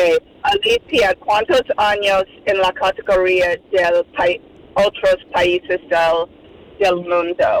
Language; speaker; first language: Spanish; non-native, fluent; English